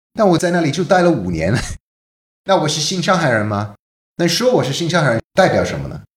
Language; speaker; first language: Chinese; non-native, fluent; English